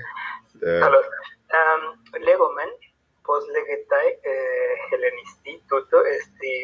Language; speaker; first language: Greek; non-native, learner; Spanish